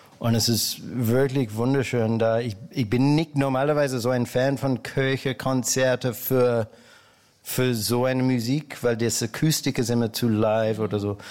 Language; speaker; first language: German; non-native, fluent; English